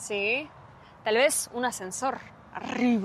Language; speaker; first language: Spanish; non-native, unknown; Russian